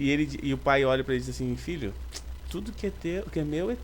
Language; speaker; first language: Portuguese; native; Portuguese